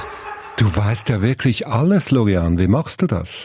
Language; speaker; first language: German; native; German